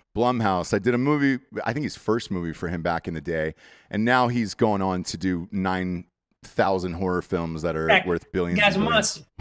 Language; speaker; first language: English; native; English